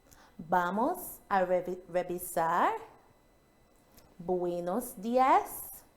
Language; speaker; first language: Spanish; non-native, fluent; English